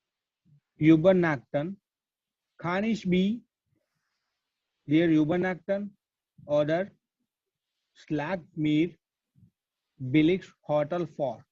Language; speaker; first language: German; non-native, learner; Gujarati